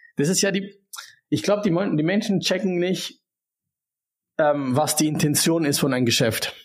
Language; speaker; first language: German; early bilingual, other home language; Spanish